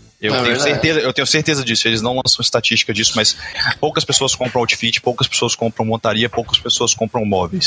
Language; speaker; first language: Portuguese; native; Portuguese